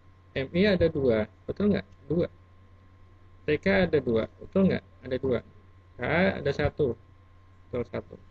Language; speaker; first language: Indonesian; native; Indonesian